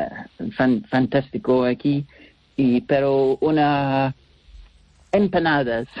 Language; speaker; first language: Spanish; non-native, learner; English